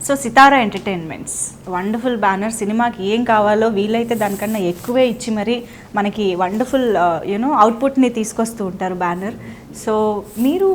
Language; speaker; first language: Telugu; native; Telugu